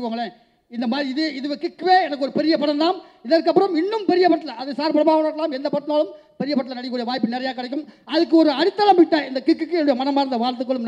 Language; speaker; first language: Tamil; native; Tamil